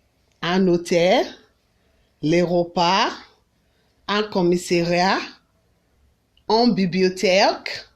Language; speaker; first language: French; non-native, fluent; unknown